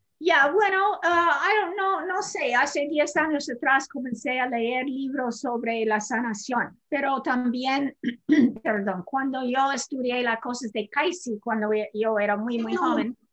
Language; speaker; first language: Spanish; non-native, fluent; English